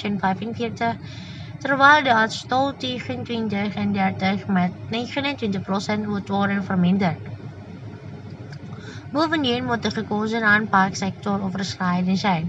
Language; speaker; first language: Dutch; non-native, fluent; Indonesian